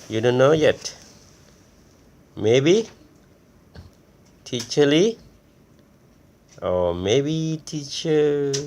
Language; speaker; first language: English; non-native, learner; Thai